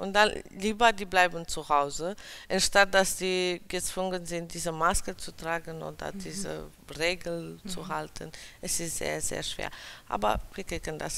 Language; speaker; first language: German; early bilingual, other home language; Romany